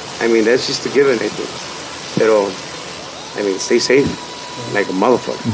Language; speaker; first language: English; early bilingual, other home language; Spanish